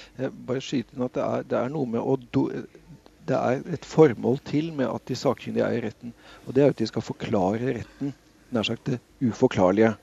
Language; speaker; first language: Norwegian; native; Norwegian